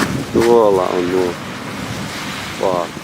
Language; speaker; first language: Finnish; native; Finnish